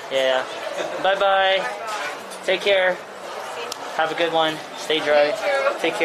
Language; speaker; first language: English; early bilingual, other home language; Chinese